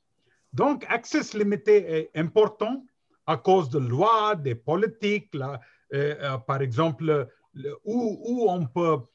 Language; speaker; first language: French; non-native, learner; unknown